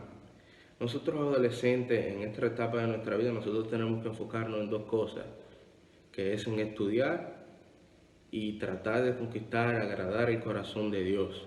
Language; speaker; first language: Spanish; native; Spanish